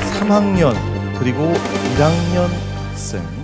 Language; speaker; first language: Korean; native; Korean